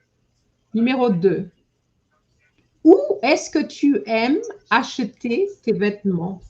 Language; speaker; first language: French; non-native, fluent; English